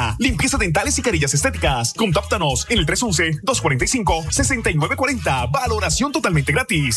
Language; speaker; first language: Spanish; native; Spanish